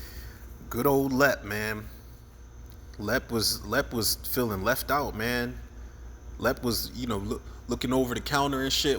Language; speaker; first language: English; native; English